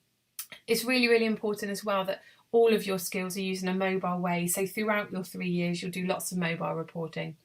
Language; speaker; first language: English; native; English